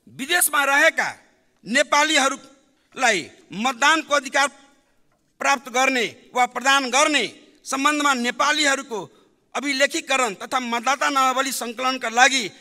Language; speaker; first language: Nepali; non-native, local second language; Maithili